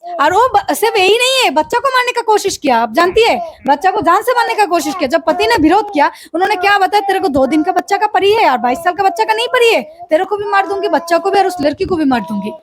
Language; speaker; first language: Hindi; non-native, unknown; Bangla